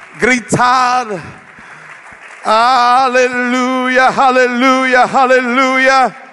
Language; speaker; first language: Spanish; non-native, learner; English